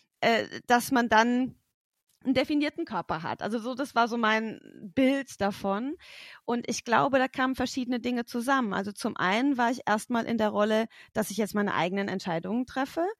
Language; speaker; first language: German; native; German